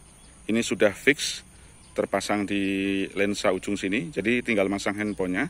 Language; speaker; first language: Indonesian; native; Indonesian